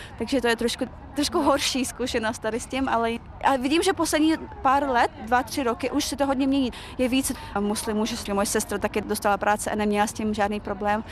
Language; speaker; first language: Czech; early bilingual, other home language; Chechen